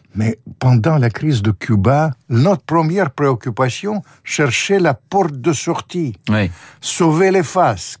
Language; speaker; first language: French; non-native, fluent; Ukrainian